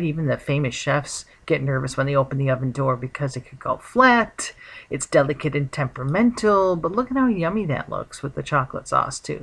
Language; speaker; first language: English; native; English